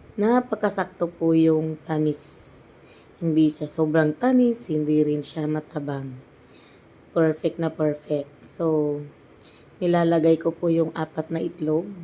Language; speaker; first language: Filipino; native; Filipino